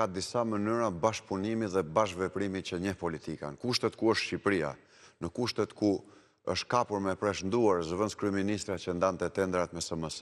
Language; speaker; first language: Albanian; native; Albanian